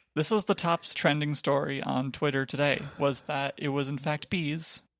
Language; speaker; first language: English; native; English